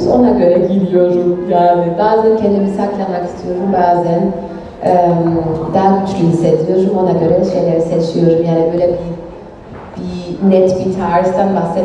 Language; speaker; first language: Turkish; non-native, fluent; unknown